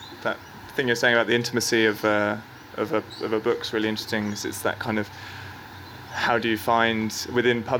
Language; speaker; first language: English; native; English